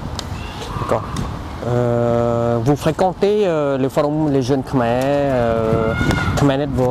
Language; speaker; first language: French; native; French